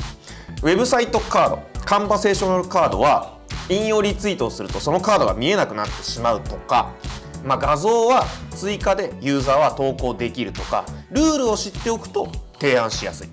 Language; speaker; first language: Japanese; native; Japanese